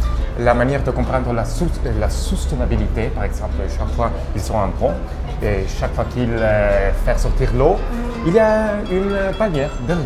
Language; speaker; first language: French; non-native, fluent; Spanish